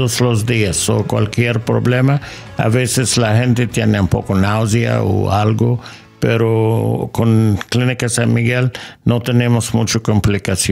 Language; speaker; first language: Spanish; non-native, learner; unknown